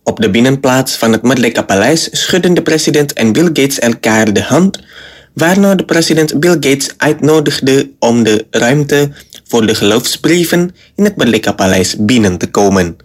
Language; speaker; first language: Dutch; non-native, fluent; Indonesian